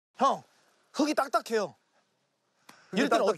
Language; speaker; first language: Korean; native; Korean